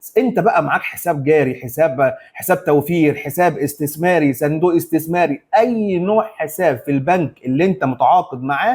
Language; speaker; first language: Arabic; native; Arabic